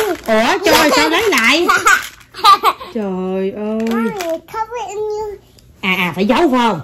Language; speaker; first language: Vietnamese; native; Vietnamese